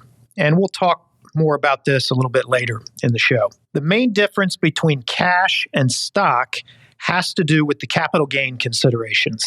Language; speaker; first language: English; native; English